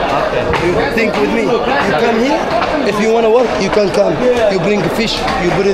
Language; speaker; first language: English; non-native, learner; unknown